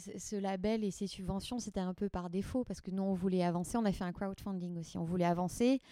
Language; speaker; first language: French; native; French